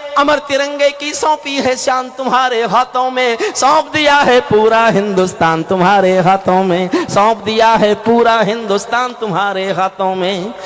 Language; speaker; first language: Hindi; native; Hindi